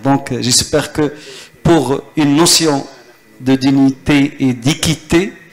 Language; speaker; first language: French; non-native, local second language; Arabic